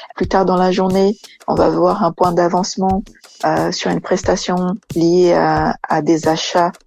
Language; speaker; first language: French; non-native, fluent; Portuguese